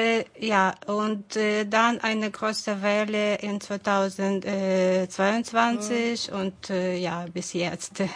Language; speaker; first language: German; non-native, fluent; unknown